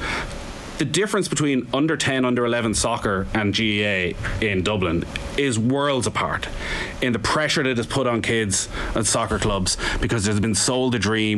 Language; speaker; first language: English; native; English